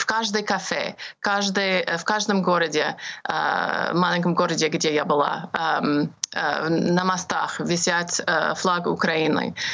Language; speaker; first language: Russian; non-native, fluent; English